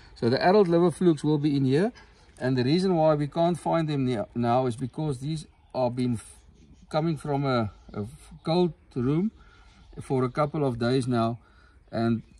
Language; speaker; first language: English; non-native, local second language; Afrikaans